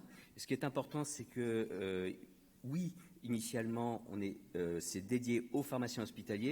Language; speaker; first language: French; native; French